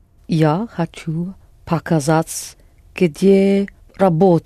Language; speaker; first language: Russian; non-native, learner; English